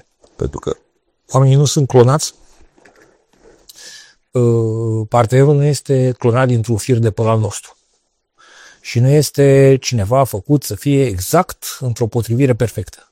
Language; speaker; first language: Romanian; native; Romanian